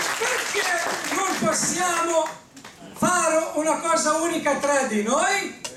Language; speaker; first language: Italian; non-native, fluent; Albanian